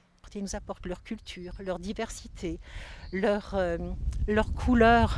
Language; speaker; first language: French; native; French